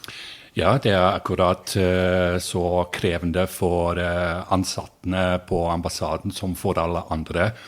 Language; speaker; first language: Norwegian; non-native, fluent; English